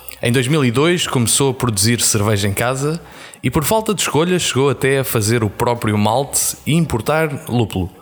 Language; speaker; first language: Portuguese; native; Portuguese